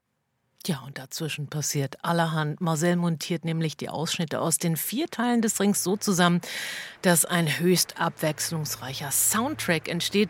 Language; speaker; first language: German; native; German